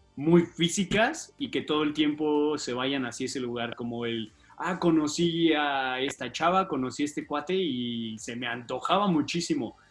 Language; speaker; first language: Spanish; native; Spanish